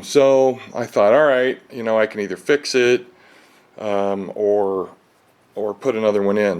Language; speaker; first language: English; native; English